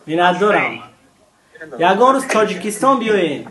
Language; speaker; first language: Persian; native; Persian